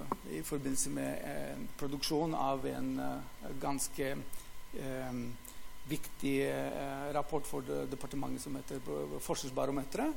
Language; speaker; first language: Norwegian; non-native, fluent; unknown